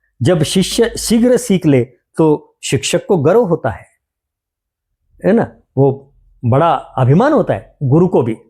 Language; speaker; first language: Hindi; non-native, local second language; Marathi